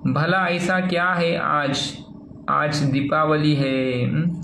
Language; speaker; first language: Hindi; non-native, local second language; Marathi